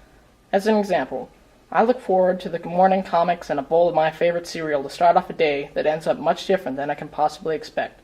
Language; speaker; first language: English; native; English